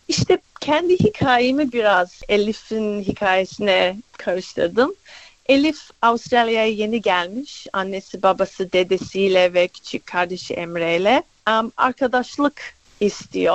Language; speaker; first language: Turkish; early bilingual, other home language; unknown